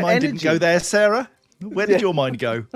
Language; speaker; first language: English; native; English